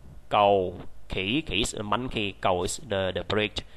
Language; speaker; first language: English; non-native, fluent; Vietnamese